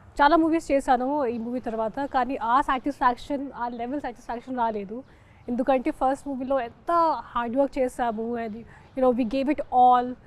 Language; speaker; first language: Telugu; non-native, local second language; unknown